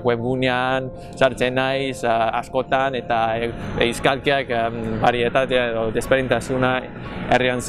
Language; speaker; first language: Basque; non-native, fluent; English